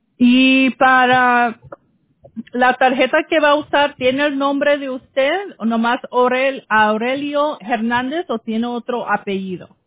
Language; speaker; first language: Spanish; early bilingual, heritage; Spanish